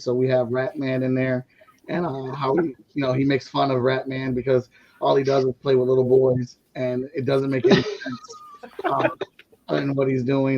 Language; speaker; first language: English; native; English